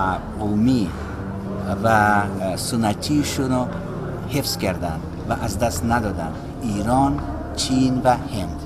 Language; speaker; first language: Persian; non-native, fluent; Russian